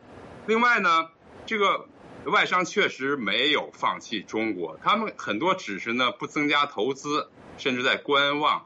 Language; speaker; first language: Chinese; native; Chinese